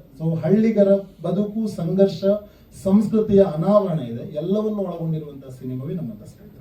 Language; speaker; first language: Kannada; non-native, local second language; Tulu